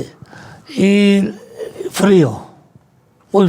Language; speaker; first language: Spanish; non-native, fluent; Arabic